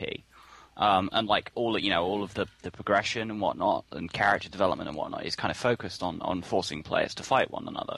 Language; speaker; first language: English; native; English